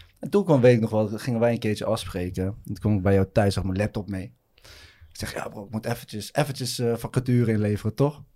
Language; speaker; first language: Dutch; native; Dutch